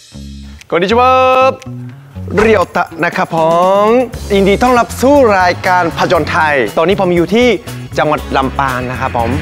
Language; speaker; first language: Thai; non-native, fluent; Japanese